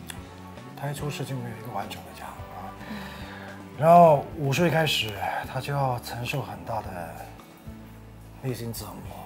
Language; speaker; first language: Chinese; native; Chinese